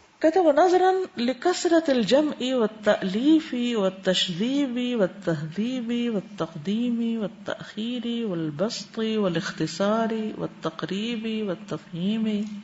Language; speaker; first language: Urdu; native; Urdu